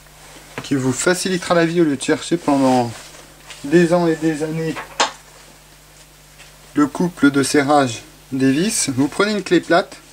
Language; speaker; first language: French; native; French